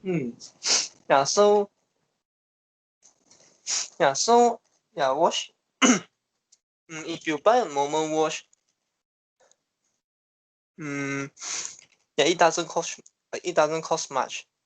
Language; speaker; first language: English; non-native, learner; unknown